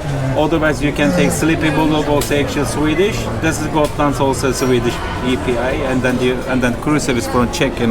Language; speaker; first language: English; non-native, learner; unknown